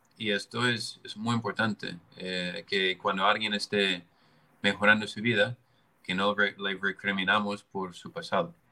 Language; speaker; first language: Spanish; non-native, fluent; English